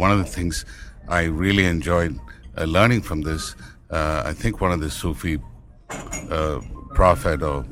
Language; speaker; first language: English; non-native, local second language; Tamil